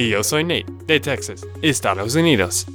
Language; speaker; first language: Spanish; non-native, learner; English